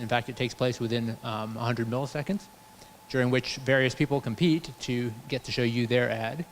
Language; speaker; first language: English; native; English